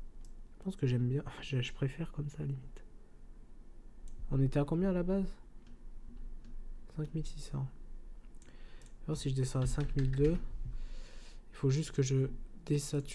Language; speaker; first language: French; native; French